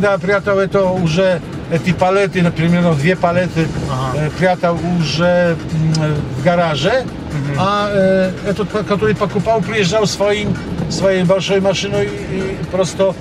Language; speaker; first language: Russian; non-native, learner; Polish